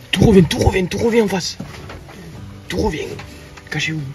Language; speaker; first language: French; native; French